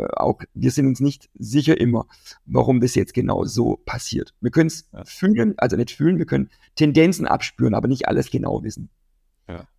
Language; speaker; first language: German; native; German